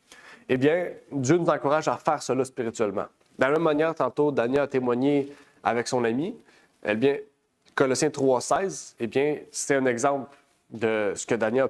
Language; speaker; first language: French; native; French